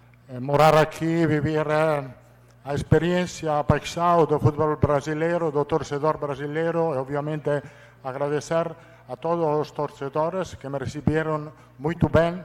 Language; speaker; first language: Portuguese; non-native, fluent; Italian